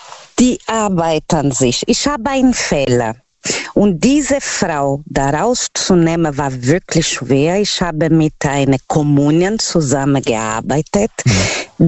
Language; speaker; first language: German; non-native, fluent; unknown